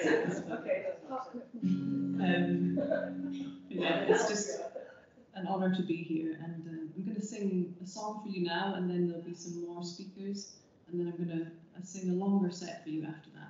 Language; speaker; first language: English; native; English